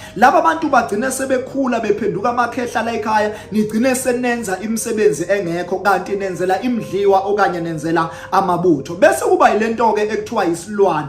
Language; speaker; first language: Zulu; native; Zulu